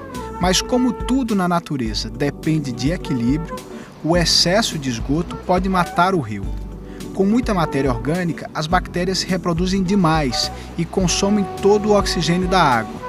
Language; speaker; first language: Portuguese; native; Portuguese